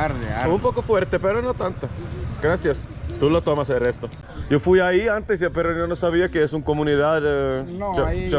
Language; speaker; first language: Spanish; non-native, learner; Finnish